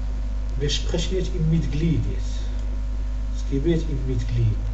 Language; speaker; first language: German; non-native, learner; Arabic